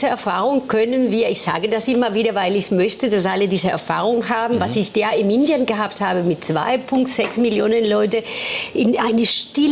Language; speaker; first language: German; non-native, fluent; Spanish